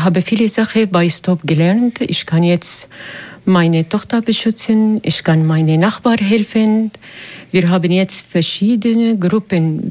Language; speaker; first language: German; non-native, learner; Arabic